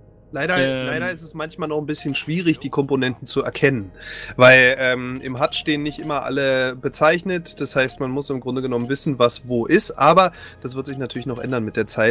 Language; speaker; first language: German; native; German